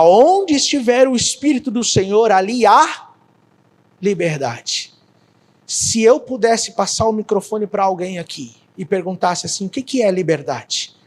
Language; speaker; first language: Portuguese; native; Portuguese